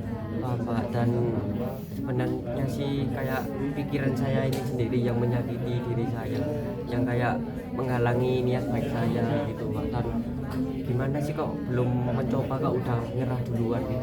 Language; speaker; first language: Indonesian; native; Indonesian